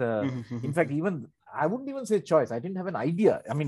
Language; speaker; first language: English; non-native, local second language; Tamil